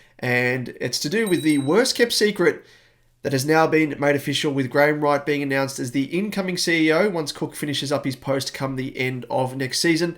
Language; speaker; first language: English; native; English